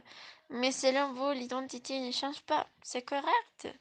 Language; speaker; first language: French; non-native, learner; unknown